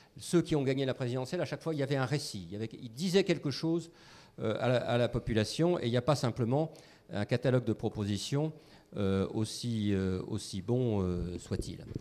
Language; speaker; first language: French; native; French